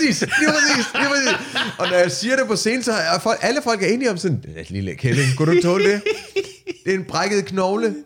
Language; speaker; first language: Danish; early bilingual, other home language; Arabic